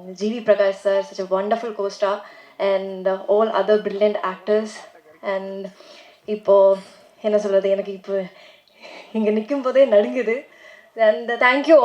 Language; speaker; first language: Tamil; non-native, learner; Malayalam